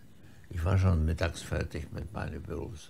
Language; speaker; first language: German; early bilingual, heritage; German